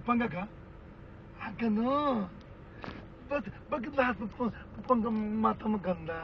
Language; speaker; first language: Filipino; non-native, learner; Pashto